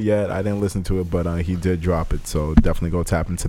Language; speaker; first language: English; native; English